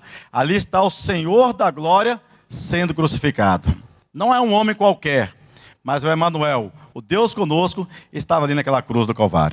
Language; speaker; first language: Portuguese; native; Portuguese